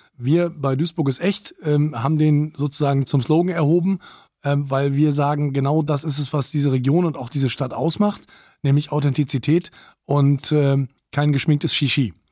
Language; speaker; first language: German; native; German